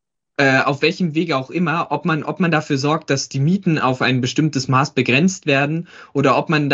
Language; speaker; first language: German; native; German